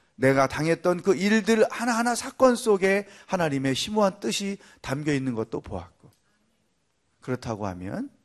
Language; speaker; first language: Korean; native; Korean